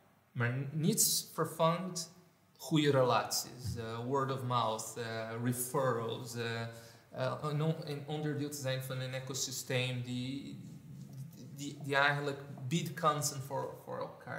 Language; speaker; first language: Dutch; non-native, fluent; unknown